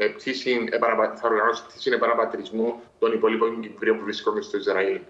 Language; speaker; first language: Greek; native; Greek